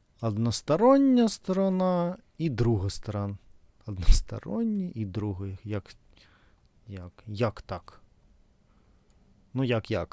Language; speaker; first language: Ukrainian; non-native, fluent; Russian